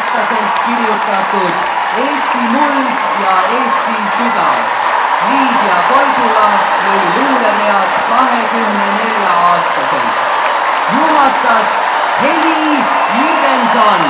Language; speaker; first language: Estonian; native; Estonian